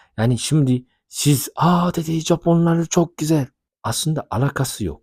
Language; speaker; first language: Turkish; non-native, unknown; Japanese